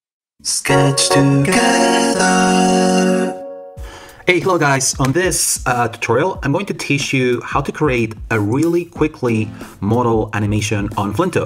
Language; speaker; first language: English; non-native, fluent; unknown